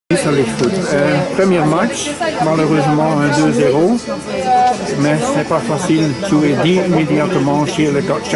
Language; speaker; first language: French; non-native, local second language; Dutch